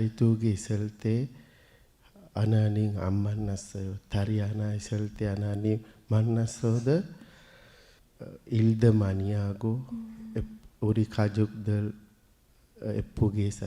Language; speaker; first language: Korean; non-native, learner; Sinhala